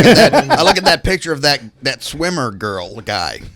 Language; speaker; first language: English; native; English